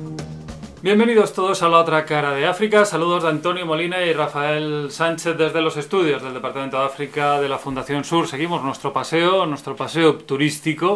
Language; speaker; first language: Spanish; native; Spanish